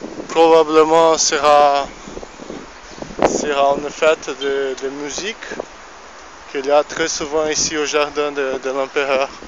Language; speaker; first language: French; non-native, fluent; Portuguese